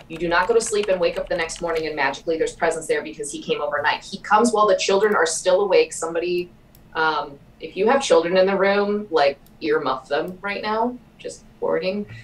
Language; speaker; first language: English; native; English